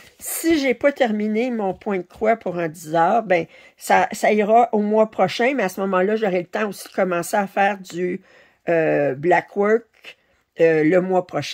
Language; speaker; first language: French; native; French